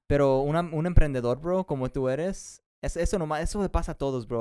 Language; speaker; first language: Spanish; early bilingual, heritage; Spanish